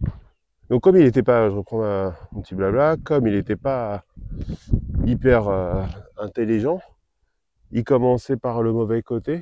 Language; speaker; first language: French; native; French